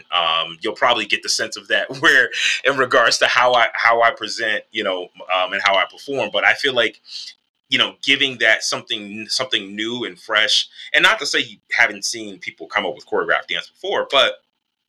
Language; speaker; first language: English; native; English